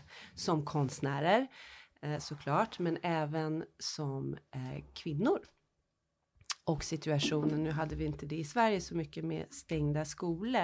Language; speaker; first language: Swedish; early bilingual, heritage; Swedish